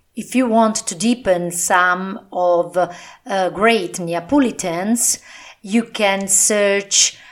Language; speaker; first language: English; non-native, fluent; Italian